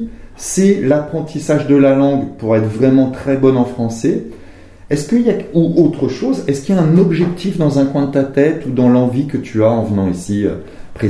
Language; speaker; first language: French; native; French